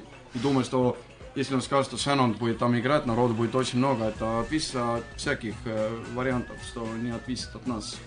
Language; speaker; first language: Russian; non-native, fluent; Estonian